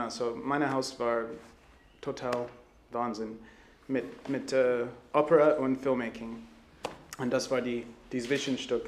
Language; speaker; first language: German; non-native, learner; English